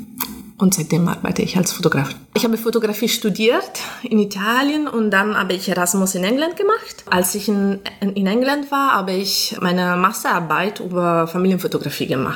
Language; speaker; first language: German; non-native, fluent; Italian